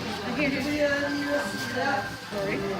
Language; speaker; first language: English; non-native, learner; Chinese